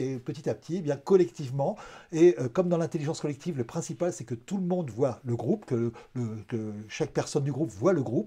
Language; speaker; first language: French; native; French